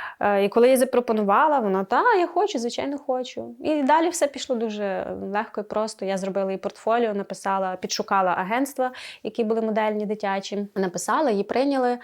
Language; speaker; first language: Ukrainian; native; Ukrainian